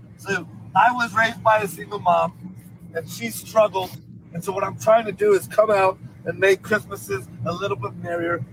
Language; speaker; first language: English; native; English